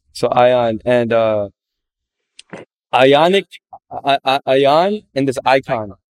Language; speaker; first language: English; native; English